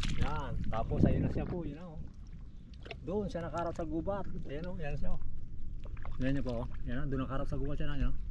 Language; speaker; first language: Filipino; native; Filipino